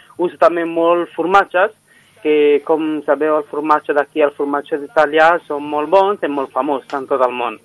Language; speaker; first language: Catalan; non-native, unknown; Italian